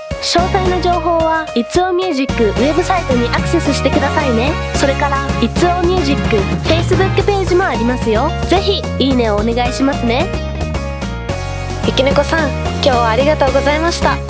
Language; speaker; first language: Japanese; native; Japanese